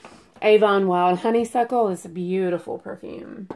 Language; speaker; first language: English; native; English